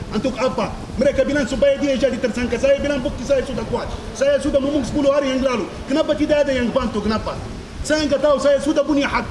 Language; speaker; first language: Indonesian; non-native, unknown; Arabic